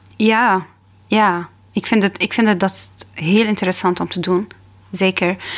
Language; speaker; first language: Dutch; non-native, fluent; Arabic